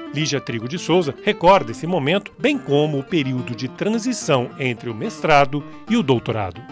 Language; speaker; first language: Portuguese; native; Portuguese